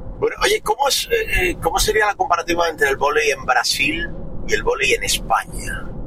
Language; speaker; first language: Spanish; native; Spanish